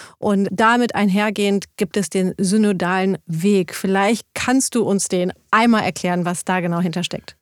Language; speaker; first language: German; early bilingual, other home language; Arabic